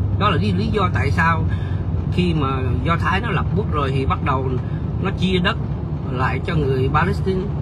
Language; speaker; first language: Vietnamese; native; Vietnamese